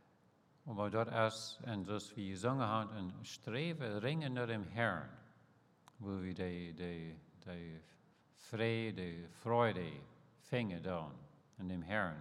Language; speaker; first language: German; early bilingual, heritage; Plautdietsch